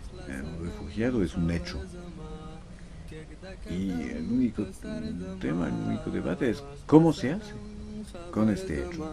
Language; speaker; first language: Spanish; non-native, fluent; French